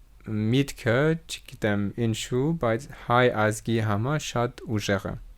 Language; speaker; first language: Armenian; non-native, learner; French